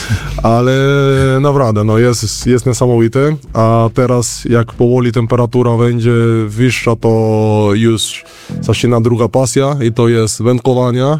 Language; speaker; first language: Polish; non-native, learner; Spanish